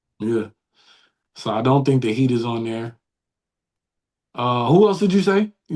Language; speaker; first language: English; native; English